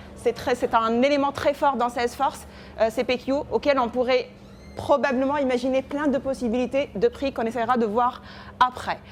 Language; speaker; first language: French; non-native, local second language; Arabic